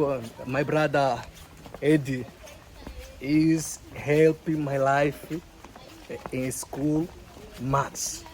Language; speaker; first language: English; non-native, learner; Portuguese